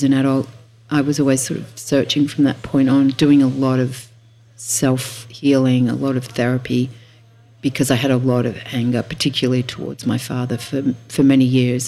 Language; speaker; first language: English; native; English